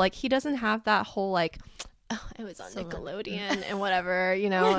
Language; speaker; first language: English; native; English